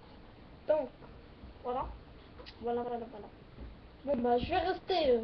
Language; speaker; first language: French; native; French